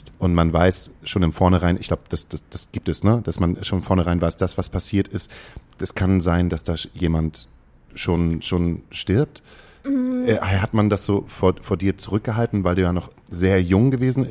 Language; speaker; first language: German; native; German